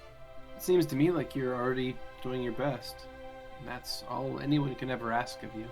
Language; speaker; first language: English; native; English